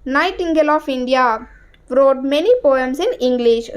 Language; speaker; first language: English; non-native, local second language; Telugu